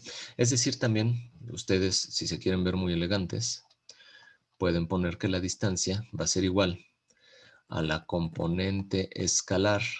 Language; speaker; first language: Spanish; native; Spanish